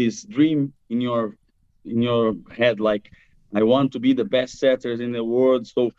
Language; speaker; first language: English; non-native, fluent; Portuguese